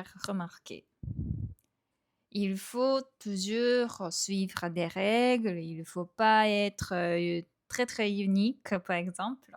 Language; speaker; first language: French; non-native, fluent; Japanese